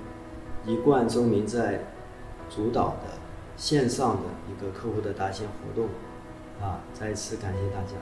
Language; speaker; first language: Chinese; native; Chinese